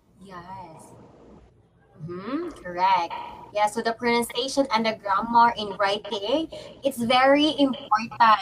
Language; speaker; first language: English; non-native, fluent; Vietnamese